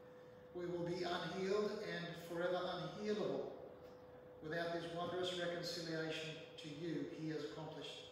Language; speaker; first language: English; native; English